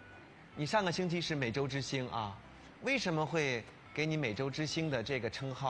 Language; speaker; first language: Chinese; native; Chinese